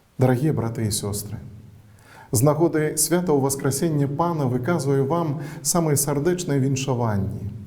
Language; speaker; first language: Belarusian; native; Belarusian